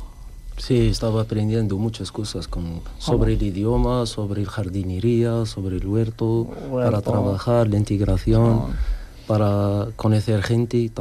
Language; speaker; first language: Spanish; non-native, learner; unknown